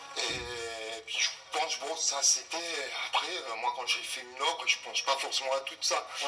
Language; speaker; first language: French; non-native, fluent; Spanish